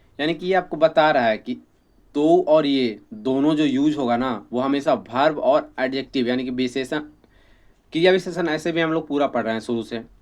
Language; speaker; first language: Hindi; native; Hindi